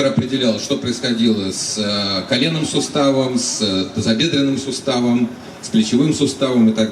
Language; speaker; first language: Russian; native; Russian